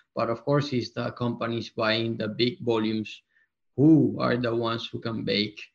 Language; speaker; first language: English; non-native, fluent; Spanish